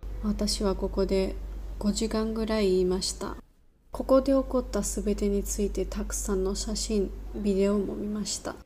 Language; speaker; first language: Japanese; non-native, learner; Georgian